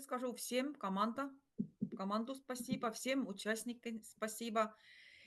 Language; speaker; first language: Russian; non-native, fluent; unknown